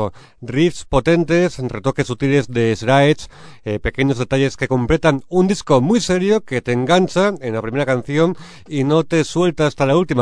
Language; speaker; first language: Spanish; native; Spanish